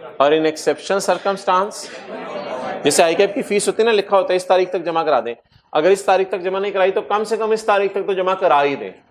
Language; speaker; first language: Urdu; native; Urdu